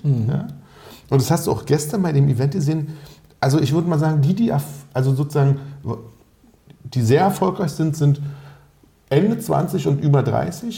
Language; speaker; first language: German; native; German